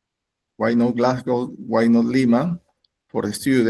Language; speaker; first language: English; non-native, learner; Spanish